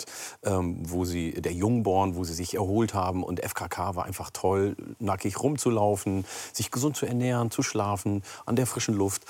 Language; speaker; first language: German; early bilingual, other home language; Oromo